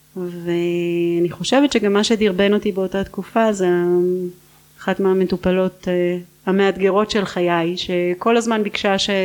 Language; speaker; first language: Hebrew; native; Hebrew